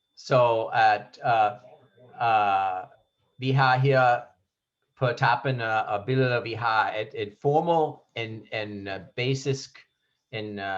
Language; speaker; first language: Danish; non-native, fluent; English